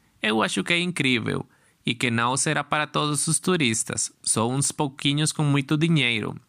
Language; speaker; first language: Portuguese; non-native, learner; Spanish